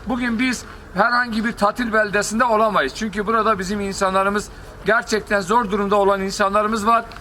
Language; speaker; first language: Turkish; native; Turkish